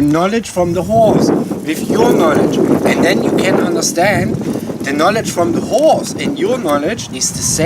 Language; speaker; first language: English; non-native, learner; German